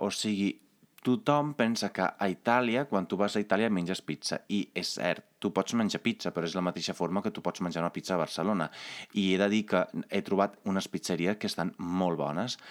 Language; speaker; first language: Catalan; non-native, fluent; Italian